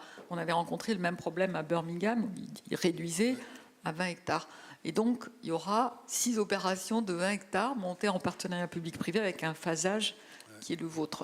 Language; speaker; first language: French; native; French